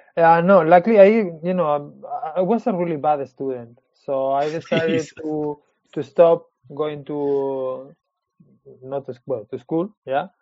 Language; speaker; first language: English; non-native, fluent; Spanish